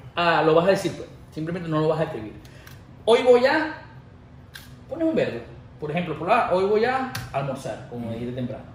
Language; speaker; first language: Spanish; native; Spanish